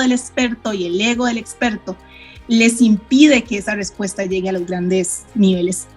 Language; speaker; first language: Spanish; native; Spanish